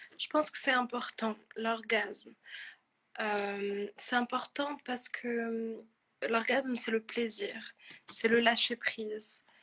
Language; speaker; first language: French; non-native, local second language; Arabic